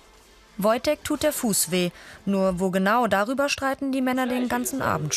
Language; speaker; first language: German; native; German